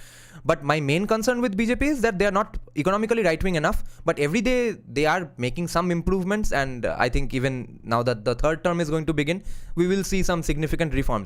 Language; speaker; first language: English; non-native, local second language; Bangla